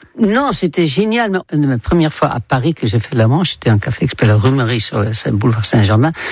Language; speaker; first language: French; non-native, fluent; Dutch